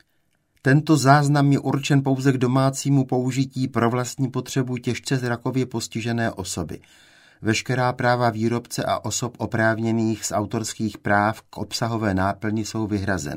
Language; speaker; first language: Czech; native; Czech